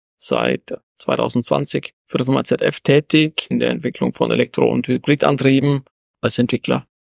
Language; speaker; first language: German; native; German